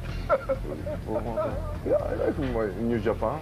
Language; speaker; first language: English; non-native, learner; Japanese